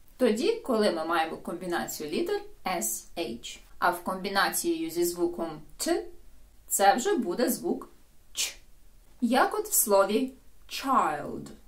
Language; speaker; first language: Ukrainian; native; Ukrainian